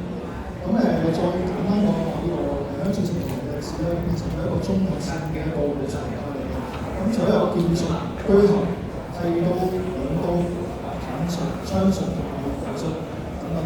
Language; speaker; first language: Cantonese; native; Cantonese